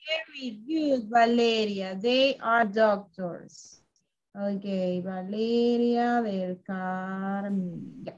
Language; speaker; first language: English; non-native, fluent; Spanish